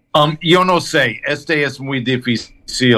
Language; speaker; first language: Spanish; non-native, learner; English